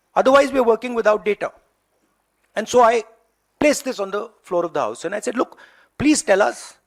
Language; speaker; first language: English; non-native, local second language; Hindi